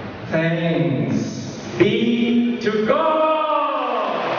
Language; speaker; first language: English; non-native, local second language; Tamil